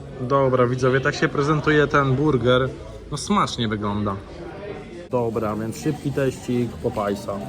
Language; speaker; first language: Polish; native; Polish